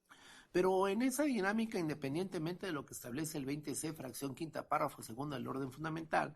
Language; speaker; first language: Spanish; native; Spanish